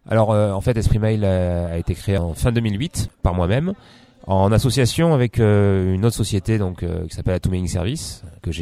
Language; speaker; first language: French; native; French